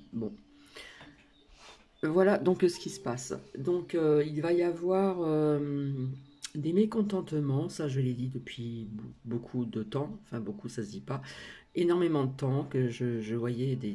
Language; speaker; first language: French; native; French